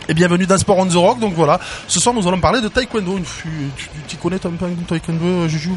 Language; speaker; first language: French; native; French